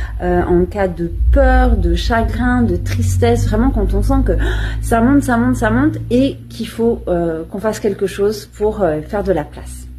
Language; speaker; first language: French; native; French